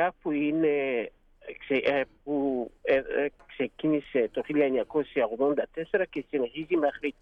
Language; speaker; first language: Greek; non-native, fluent; Kurdish